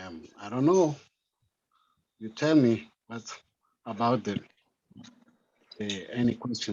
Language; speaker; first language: English; non-native, learner; Spanish